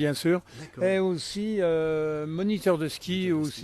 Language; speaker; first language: French; native; French